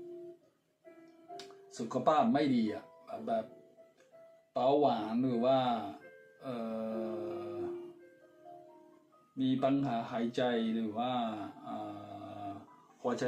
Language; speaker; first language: Thai; non-native, fluent; Japanese